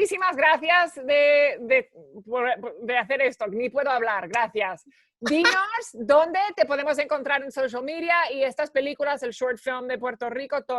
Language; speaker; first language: Spanish; early bilingual, heritage; Spanish